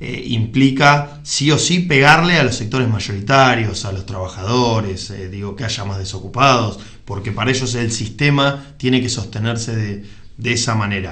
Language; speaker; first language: Spanish; native; Spanish